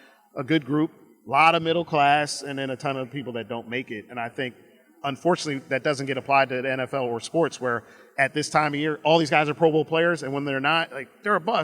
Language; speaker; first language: English; native; English